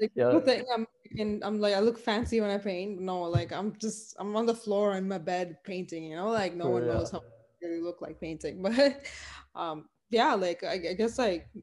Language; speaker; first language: English; non-native, local second language; Tamil